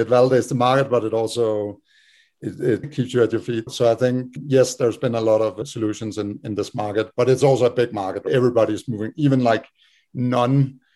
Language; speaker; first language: English; non-native, fluent; Danish